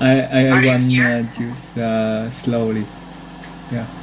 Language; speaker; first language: English; non-native, learner; Vietnamese